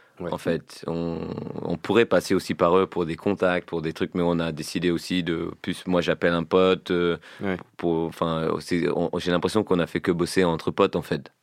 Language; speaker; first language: French; early bilingual, heritage; French